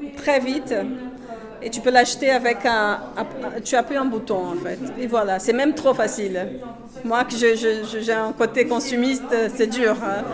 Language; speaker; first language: French; non-native, fluent; Portuguese